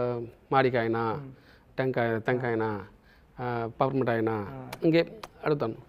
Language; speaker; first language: Telugu; non-native, local second language; Tamil